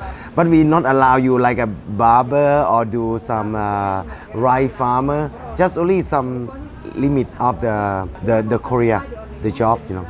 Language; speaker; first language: English; non-native, fluent; Thai